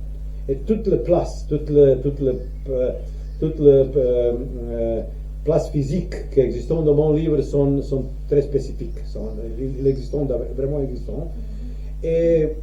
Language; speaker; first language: French; non-native, learner; Croatian